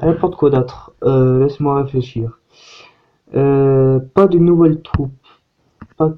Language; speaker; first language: French; native; French